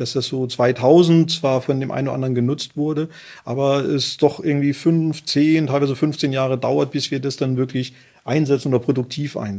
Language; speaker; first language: German; native; German